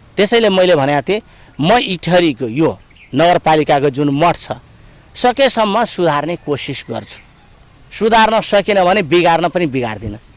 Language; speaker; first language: Nepali; non-native, local second language; Rana Tharu